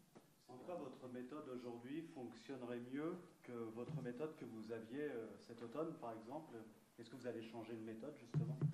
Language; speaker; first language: French; native; French